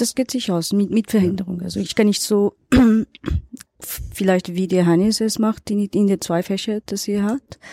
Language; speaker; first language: German; non-native, learner; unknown